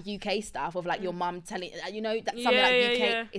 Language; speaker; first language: English; native; English